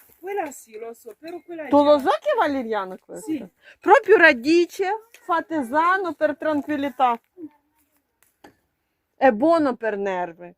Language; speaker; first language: Italian; non-native, learner; Ukrainian